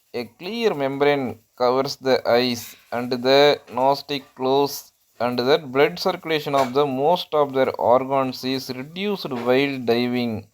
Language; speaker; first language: English; non-native, local second language; Tamil